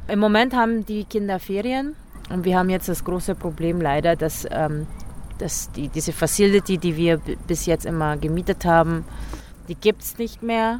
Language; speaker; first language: German; early bilingual, other home language; Filipino